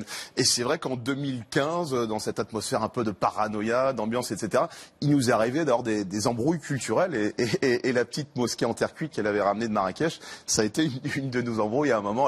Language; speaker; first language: French; native; French